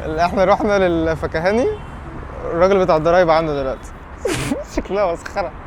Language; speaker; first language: Arabic; native; Arabic